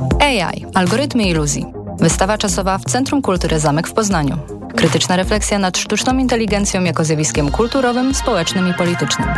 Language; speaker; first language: Polish; native; Polish